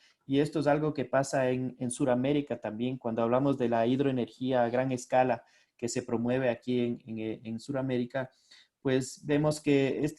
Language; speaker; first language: Spanish; native; Spanish